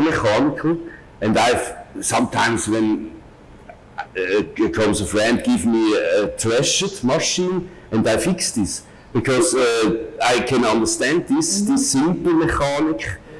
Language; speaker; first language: English; non-native, learner; German